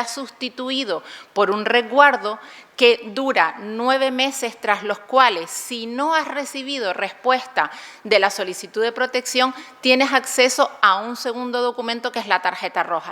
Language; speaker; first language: Spanish; native; Spanish